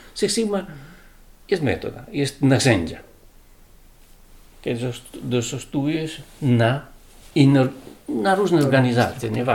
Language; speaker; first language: Polish; non-native, learner; Italian